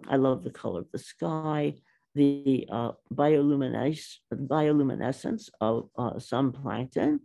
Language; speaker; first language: English; native; English